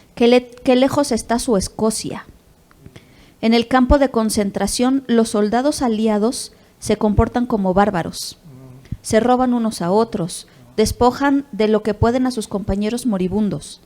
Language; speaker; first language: Spanish; native; Spanish